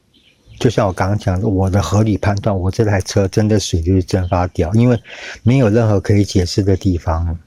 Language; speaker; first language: Chinese; native; Chinese